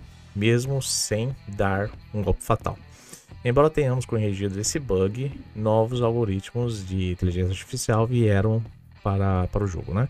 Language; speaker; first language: Portuguese; native; Portuguese